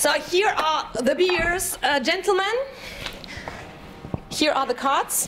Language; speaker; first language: English; non-native, fluent; German